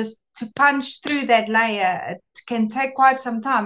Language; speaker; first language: English; non-native, local second language; Afrikaans